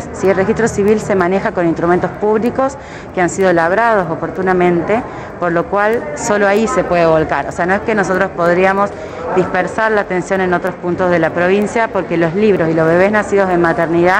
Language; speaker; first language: Spanish; native; Spanish